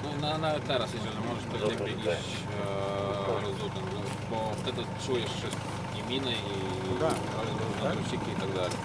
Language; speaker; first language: Polish; non-native, learner; Ukrainian